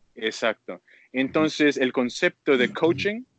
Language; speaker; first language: Spanish; early bilingual, heritage; Spanish